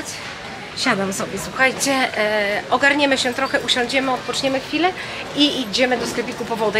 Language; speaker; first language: Polish; native; Polish